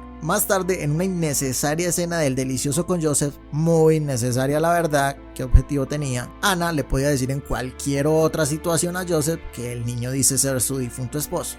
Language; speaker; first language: Spanish; native; Spanish